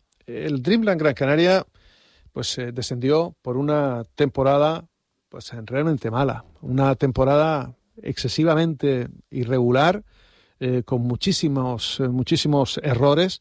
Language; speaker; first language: Spanish; native; Spanish